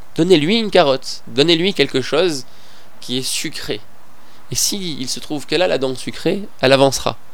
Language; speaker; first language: French; non-native, fluent; Persian